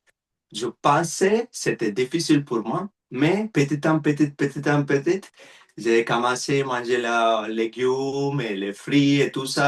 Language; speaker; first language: French; non-native, learner; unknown